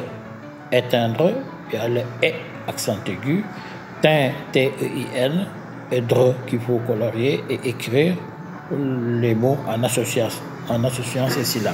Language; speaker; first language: French; native; French